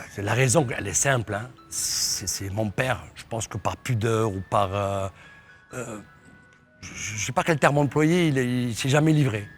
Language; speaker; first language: French; native; French